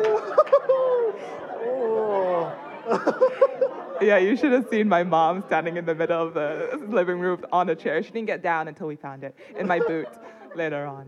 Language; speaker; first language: English; non-native, local second language; Cantonese